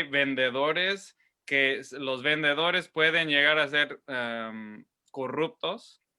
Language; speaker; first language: Spanish; non-native, fluent; English